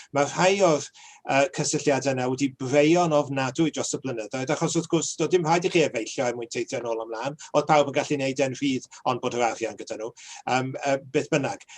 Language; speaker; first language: Welsh; native; Welsh